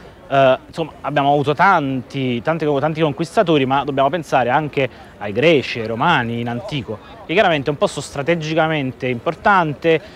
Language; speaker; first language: Italian; native; Italian